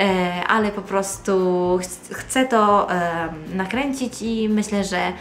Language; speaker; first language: Polish; non-native, fluent; Italian